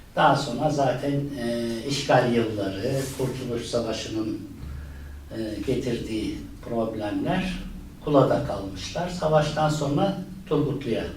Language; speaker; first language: Turkish; native; Turkish